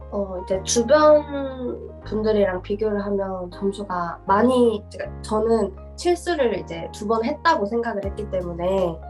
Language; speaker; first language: Korean; native; Korean